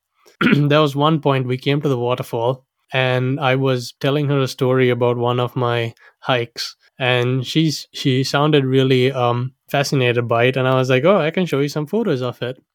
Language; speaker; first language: English; non-native, local second language; Sinhala